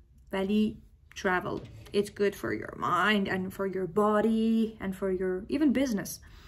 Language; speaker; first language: English; non-native, fluent; Persian